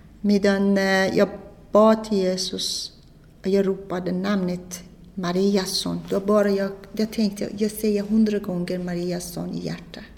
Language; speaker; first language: Swedish; non-native, fluent; Persian